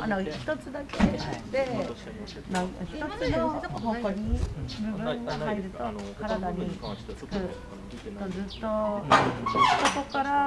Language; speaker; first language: Japanese; non-native, learner; English